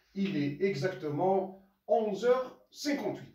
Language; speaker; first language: French; non-native, local second language; Arabic